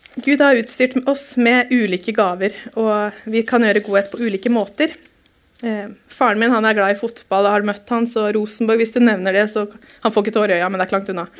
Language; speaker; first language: Norwegian; native; Norwegian